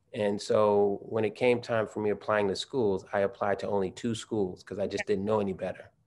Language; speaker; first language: English; native; English